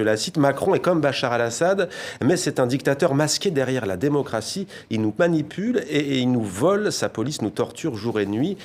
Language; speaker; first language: French; native; French